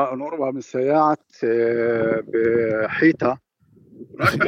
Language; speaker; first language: Hebrew; non-native, fluent; Arabic